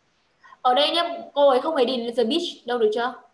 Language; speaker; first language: Vietnamese; native; Vietnamese